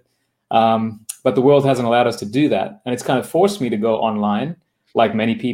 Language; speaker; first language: English; native; English